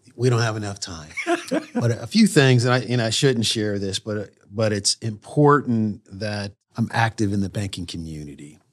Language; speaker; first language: English; native; English